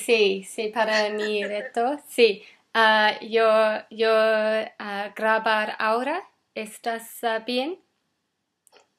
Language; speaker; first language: Spanish; non-native, learner; English